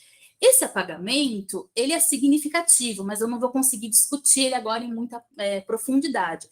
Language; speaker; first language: Portuguese; native; Portuguese